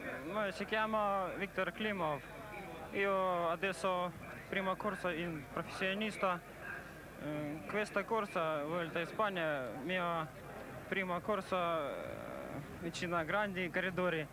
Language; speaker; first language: Italian; non-native, learner; Russian